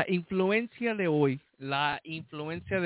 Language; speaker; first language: Spanish; early bilingual, heritage; Spanish